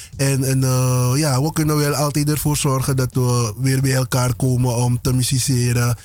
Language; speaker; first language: Dutch; native; Dutch